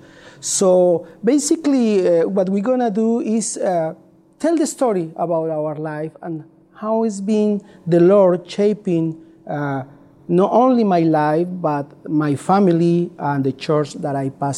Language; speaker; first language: English; non-native, learner; Spanish